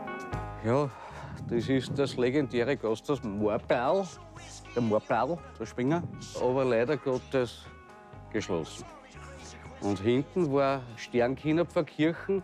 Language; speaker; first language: German; native; German